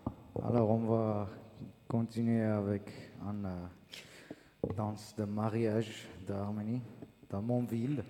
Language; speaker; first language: French; non-native, learner; Armenian